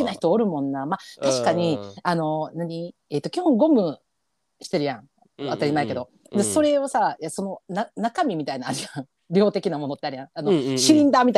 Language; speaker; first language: Japanese; native; Japanese